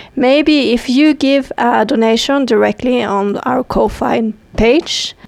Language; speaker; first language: English; non-native, fluent; Swedish